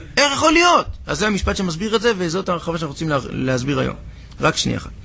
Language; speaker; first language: Hebrew; native; Hebrew